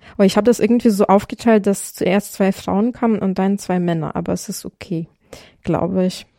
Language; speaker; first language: German; non-native, fluent; Ukrainian